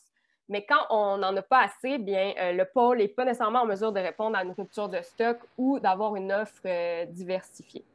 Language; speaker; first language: French; native; French